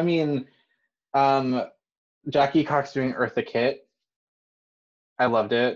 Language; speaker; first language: English; non-native, fluent; French